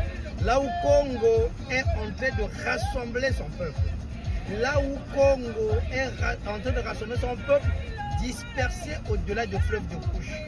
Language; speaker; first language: French; non-native, local second language; Kongo